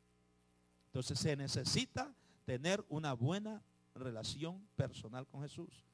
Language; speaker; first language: Spanish; native; Spanish